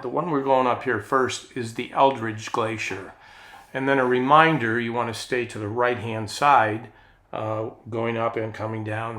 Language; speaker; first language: English; native; English